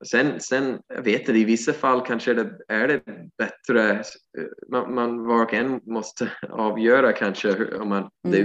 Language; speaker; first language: Swedish; non-native, fluent; English